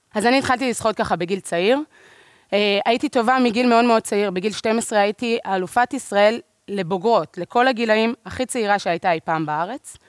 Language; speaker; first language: Hebrew; native; Hebrew